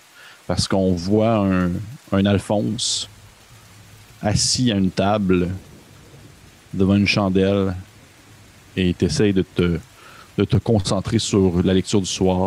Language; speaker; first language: French; native; French